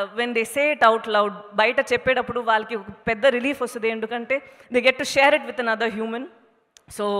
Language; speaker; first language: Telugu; non-native, fluent; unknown